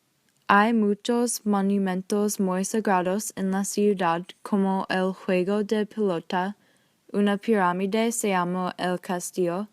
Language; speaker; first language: Spanish; non-native, learner; English